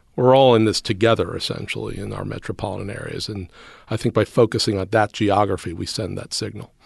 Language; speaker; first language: English; native; English